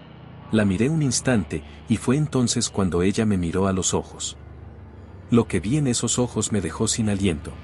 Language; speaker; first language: Spanish; native; Spanish